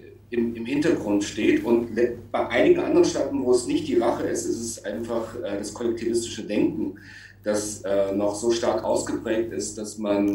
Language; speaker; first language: German; native; German